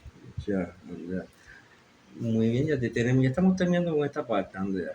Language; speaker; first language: Spanish; native; Spanish